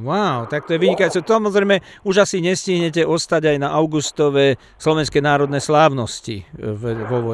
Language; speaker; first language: Slovak; native; Slovak